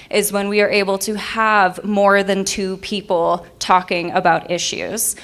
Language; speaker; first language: English; native; English